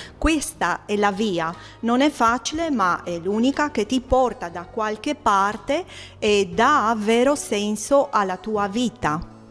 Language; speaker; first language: Italian; non-native, fluent; Romanian